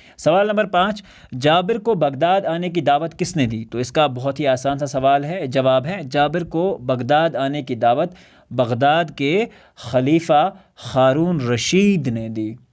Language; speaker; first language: Urdu; non-native, local second language; Kashmiri